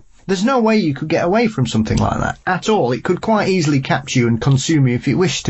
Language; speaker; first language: English; native; English